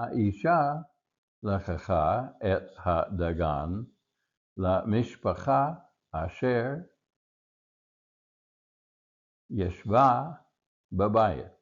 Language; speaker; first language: Hebrew; non-native, learner; English